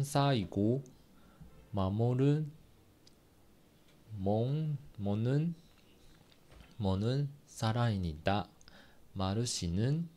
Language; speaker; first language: Korean; non-native, learner; Chinese